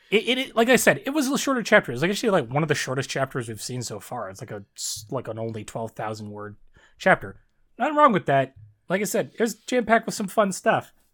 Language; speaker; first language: English; native; English